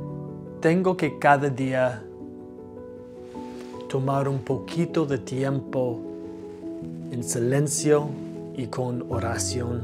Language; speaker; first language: Spanish; non-native, fluent; English